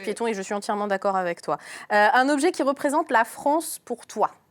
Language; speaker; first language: French; native; French